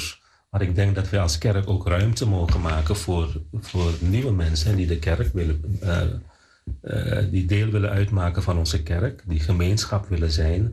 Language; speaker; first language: Dutch; non-native, fluent; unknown